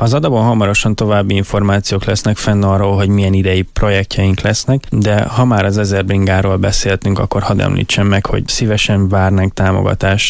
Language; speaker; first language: Hungarian; native; Hungarian